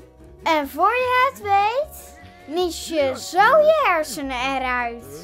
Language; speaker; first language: Dutch; native; Dutch